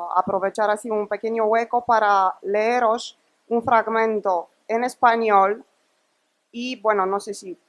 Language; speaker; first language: Spanish; non-native, fluent; Romanian